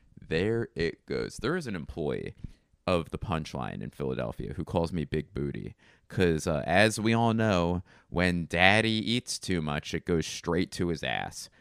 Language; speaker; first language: English; native; English